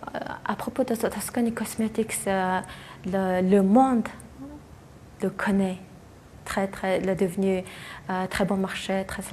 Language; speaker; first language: French; non-native, learner; Mongolian